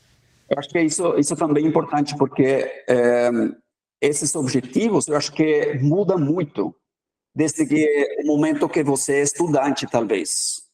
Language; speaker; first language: Portuguese; non-native, fluent; Norwegian